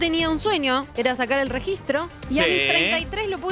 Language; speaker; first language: Spanish; native; Spanish